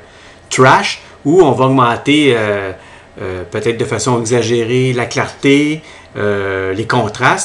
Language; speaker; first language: French; native; French